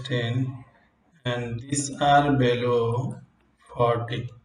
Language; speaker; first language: English; non-native, local second language; Bangla